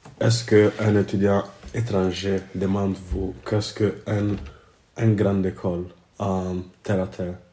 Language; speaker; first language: French; non-native, fluent; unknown